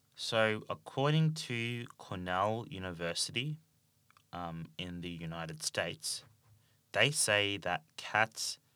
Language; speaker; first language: English; native; English